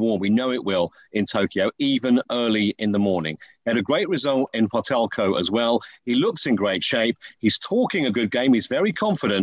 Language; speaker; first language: English; native; English